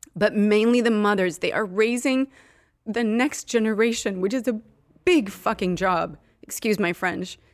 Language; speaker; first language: English; non-native, fluent; Swedish